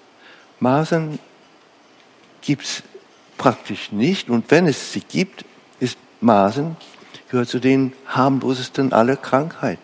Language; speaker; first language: German; non-native, fluent; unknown